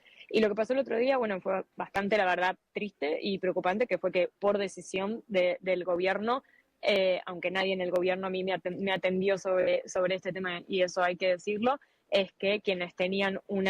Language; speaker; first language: Spanish; native; Spanish